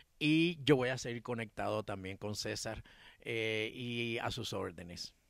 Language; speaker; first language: Spanish; early bilingual, heritage; Spanish